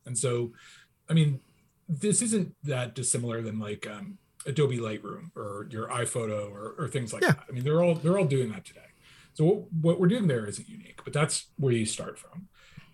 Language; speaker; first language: English; native; English